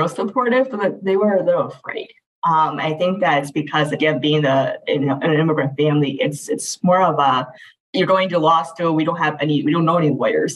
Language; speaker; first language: English; native; English